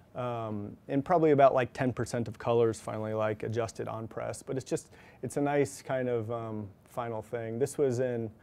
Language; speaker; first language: English; native; English